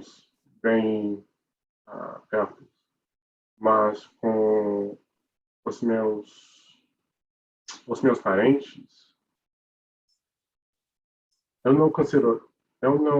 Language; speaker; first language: Portuguese; non-native, learner; English